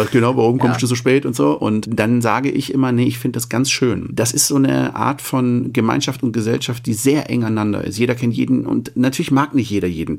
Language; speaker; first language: German; native; German